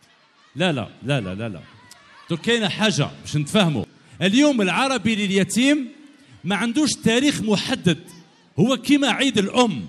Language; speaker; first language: Arabic; native; Arabic